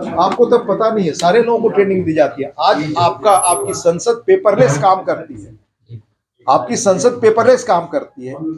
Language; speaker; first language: Hindi; native; Hindi